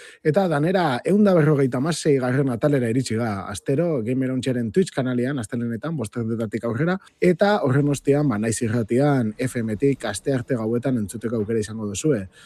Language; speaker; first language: Basque; native; Basque